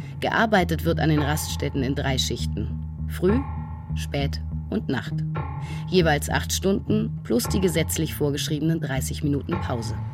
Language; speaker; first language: German; native; German